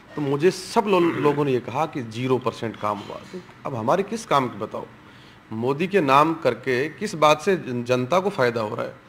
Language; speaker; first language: Hindi; native; Hindi